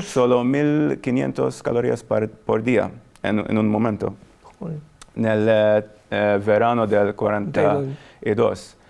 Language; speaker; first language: Spanish; non-native, fluent; Maltese